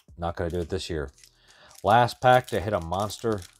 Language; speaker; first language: English; native; English